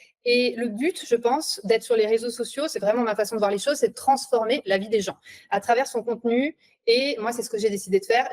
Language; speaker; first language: French; native; French